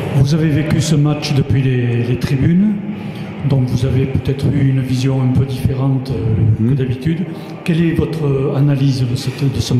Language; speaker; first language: French; native; French